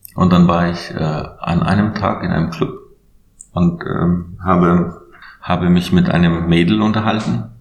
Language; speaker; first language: German; non-native, fluent; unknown